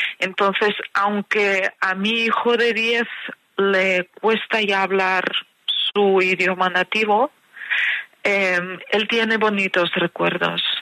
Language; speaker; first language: Spanish; non-native, fluent; Ukrainian